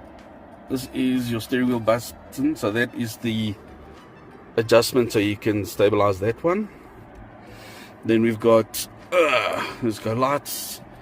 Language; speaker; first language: English; native; English